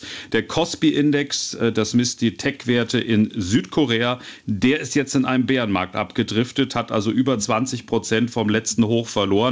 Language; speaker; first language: German; native; German